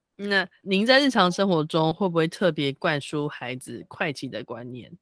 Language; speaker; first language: Chinese; native; Chinese